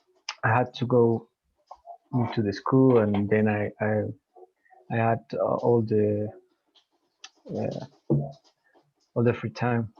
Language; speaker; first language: English; non-native, learner; Spanish